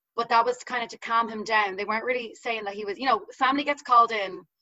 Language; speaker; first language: English; native; English